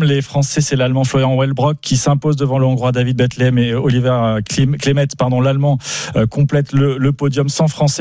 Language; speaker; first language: French; native; French